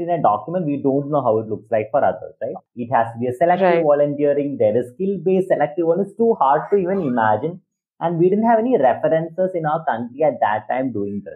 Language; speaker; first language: English; non-native, local second language; Malayalam